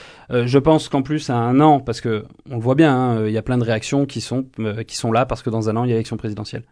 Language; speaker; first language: French; native; French